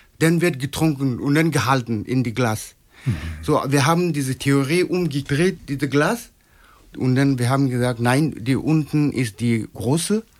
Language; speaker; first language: German; non-native, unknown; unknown